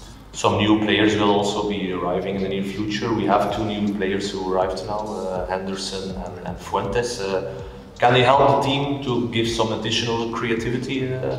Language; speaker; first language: English; non-native, fluent; Dutch